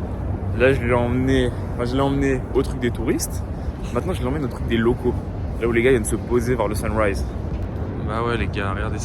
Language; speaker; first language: French; native; French